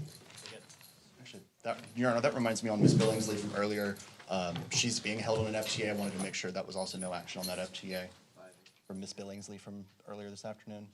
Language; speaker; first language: English; native; English